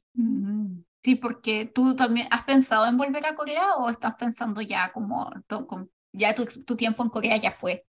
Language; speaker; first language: Spanish; native; Spanish